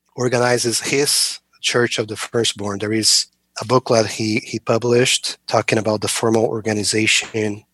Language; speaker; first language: English; non-native, fluent; Portuguese